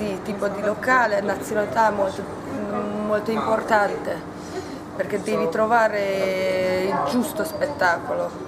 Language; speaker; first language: Italian; non-native, learner; Hungarian